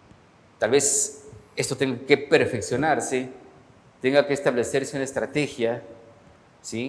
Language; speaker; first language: Spanish; native; Spanish